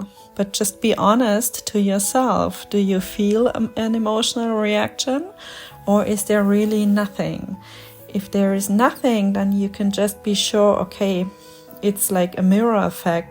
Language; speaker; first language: English; non-native, fluent; German